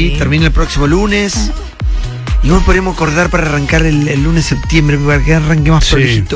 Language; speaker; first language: Spanish; native; Spanish